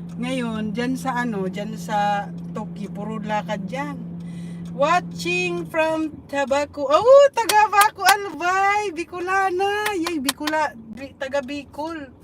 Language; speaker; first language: Filipino; non-native, local second language; Bikol